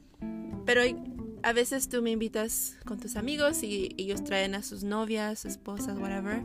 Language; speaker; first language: Spanish; early bilingual, heritage; Spanish